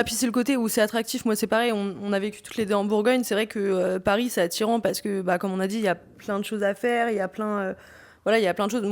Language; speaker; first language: French; native; French